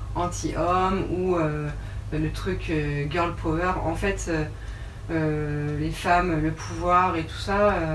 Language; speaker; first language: French; native; French